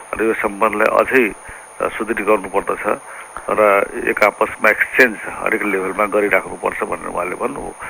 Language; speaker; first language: Nepali; non-native, local second language; Maithili